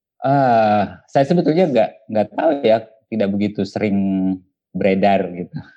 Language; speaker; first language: Indonesian; non-native, local second language; Buginese